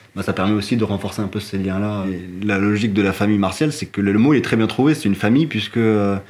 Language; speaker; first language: French; non-native, local second language; Arabic